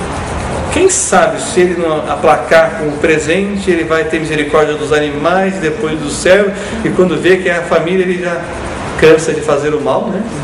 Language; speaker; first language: Portuguese; native; Portuguese